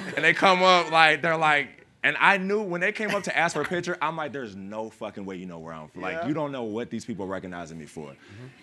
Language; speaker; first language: English; native; English